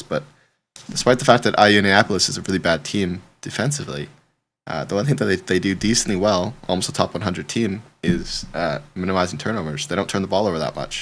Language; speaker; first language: English; native; English